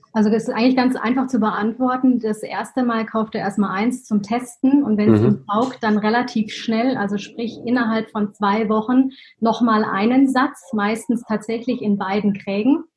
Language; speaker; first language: German; early bilingual, other home language; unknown